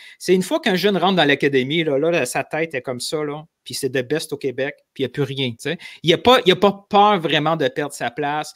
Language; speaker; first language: French; native; French